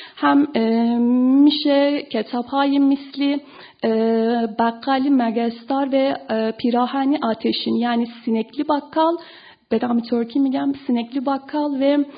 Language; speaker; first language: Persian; non-native, fluent; Turkish